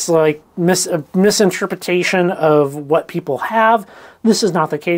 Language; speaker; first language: English; native; English